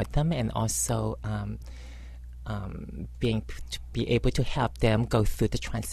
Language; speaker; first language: English; non-native, local second language; Cantonese